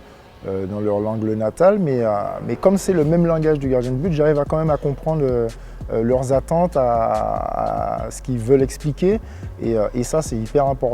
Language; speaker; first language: French; native; French